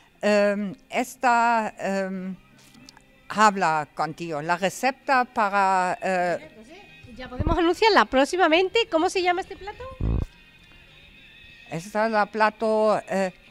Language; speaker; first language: Spanish; non-native, learner; German